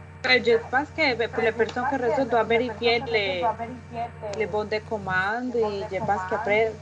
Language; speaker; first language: French; non-native, fluent; Spanish